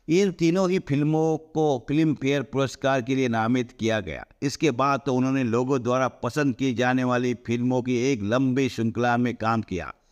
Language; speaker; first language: Hindi; non-native, local second language; Marathi